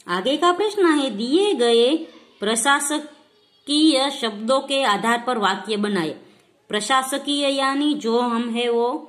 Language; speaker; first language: Hindi; non-native, local second language; Gujarati